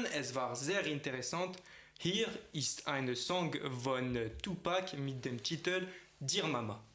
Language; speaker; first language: German; non-native, fluent; French